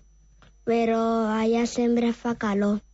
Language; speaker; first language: Catalan; non-native, learner; Spanish